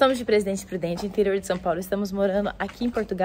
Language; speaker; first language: Portuguese; native; Portuguese